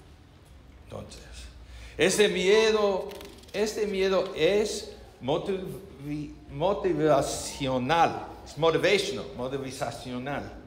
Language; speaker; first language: Spanish; non-native, learner; English